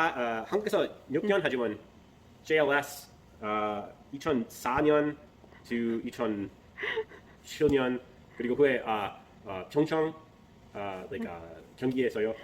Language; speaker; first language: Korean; non-native, learner; English